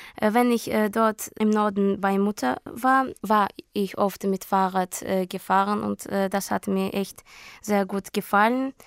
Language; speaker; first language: German; non-native, learner; Azerbaijani